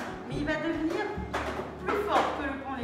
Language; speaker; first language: French; native; French